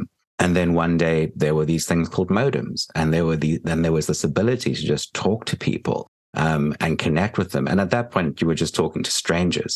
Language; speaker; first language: English; native; English